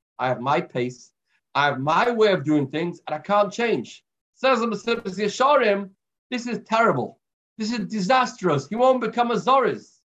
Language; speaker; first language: English; native; English